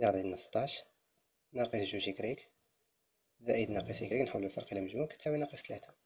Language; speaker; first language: Arabic; native; Arabic